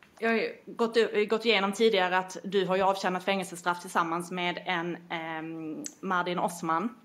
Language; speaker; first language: Swedish; native; Swedish